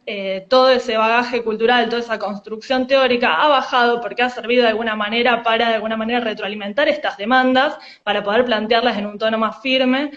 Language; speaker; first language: Spanish; native; Spanish